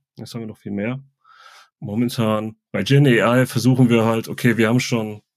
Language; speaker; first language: German; native; German